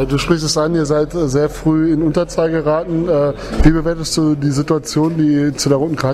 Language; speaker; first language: German; native; German